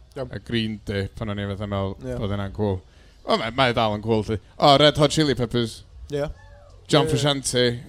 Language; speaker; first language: Welsh; native; Welsh